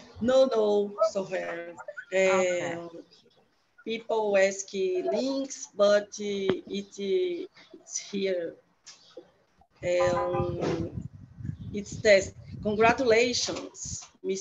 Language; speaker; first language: English; non-native, learner; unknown